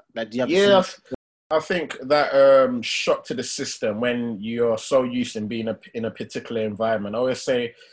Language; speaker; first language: English; native; English